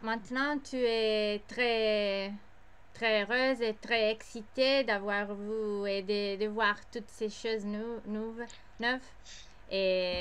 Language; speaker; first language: French; non-native, learner; English